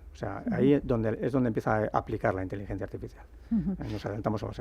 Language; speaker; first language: Spanish; native; Spanish